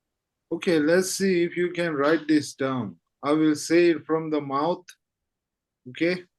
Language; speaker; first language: English; non-native, fluent; Tibetan